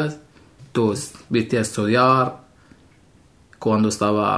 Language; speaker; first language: Spanish; non-native, learner; Arabic